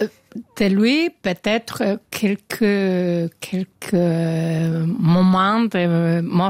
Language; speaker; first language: French; non-native, learner; Spanish